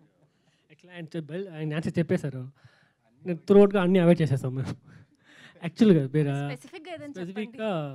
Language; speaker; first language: Telugu; non-native, fluent; Tamil